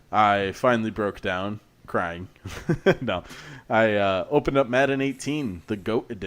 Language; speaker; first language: English; native; English